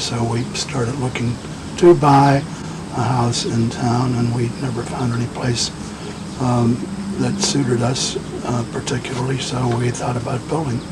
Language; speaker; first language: English; native; English